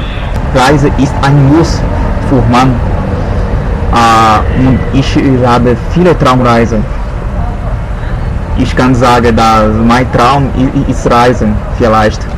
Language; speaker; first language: German; non-native, learner; Portuguese